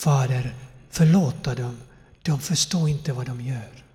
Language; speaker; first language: Swedish; non-native, fluent; Finnish